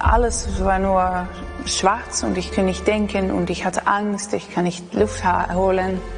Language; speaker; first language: German; non-native, learner; Dutch